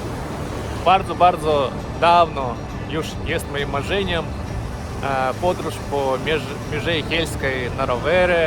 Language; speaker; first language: Polish; non-native, learner; Russian